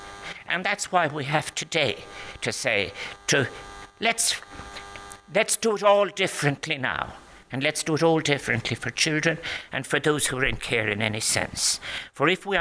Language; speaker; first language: English; native; English